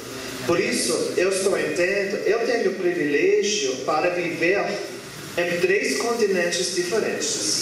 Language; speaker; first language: Portuguese; non-native, learner; German